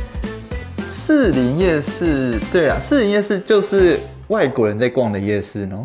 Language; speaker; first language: Chinese; native; Chinese